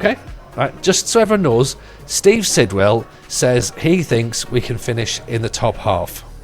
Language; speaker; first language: English; native; English